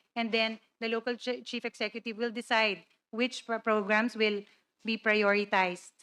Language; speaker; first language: English; non-native, local second language; Cebuano